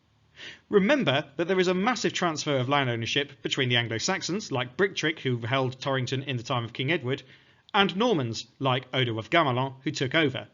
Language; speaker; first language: English; native; English